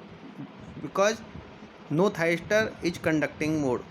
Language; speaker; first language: English; non-native, local second language; Hindi